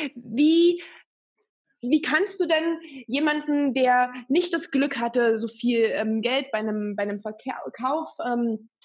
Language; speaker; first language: German; native; German